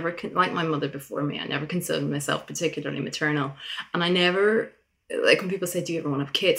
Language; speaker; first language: English; native; English